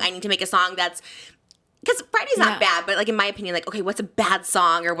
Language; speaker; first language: English; native; English